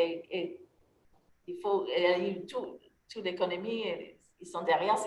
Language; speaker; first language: French; non-native, fluent; English